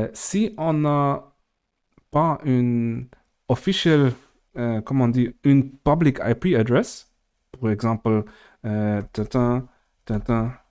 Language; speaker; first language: French; non-native, fluent; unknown